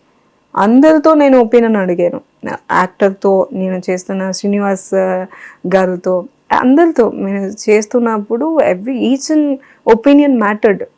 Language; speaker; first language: Telugu; non-native, learner; Tamil